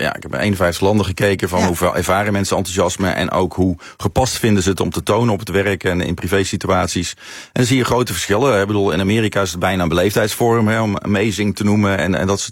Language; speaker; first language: Dutch; native; Dutch